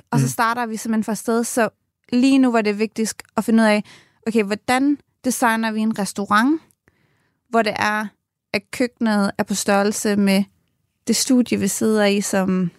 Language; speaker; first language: Danish; native; Danish